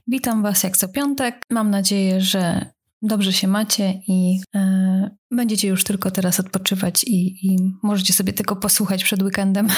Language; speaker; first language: Polish; native; Polish